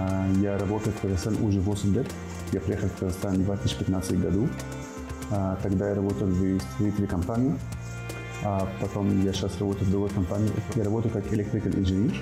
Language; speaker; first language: Russian; non-native, fluent; Arabic